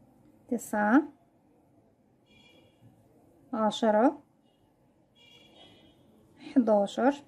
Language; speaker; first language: Arabic; native; Arabic